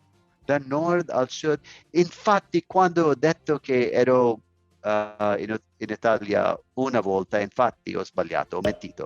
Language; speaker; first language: Italian; non-native, learner; English